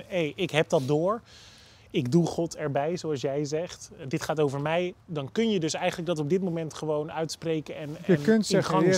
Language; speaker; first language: Dutch; native; Dutch